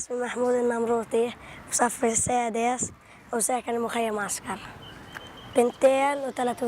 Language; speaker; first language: Arabic; native; Arabic